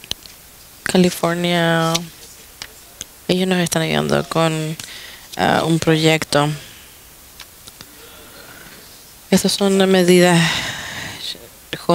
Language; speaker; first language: Spanish; non-native, fluent; English